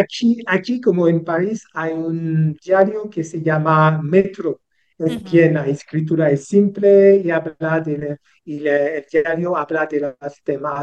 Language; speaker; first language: Spanish; non-native, learner; French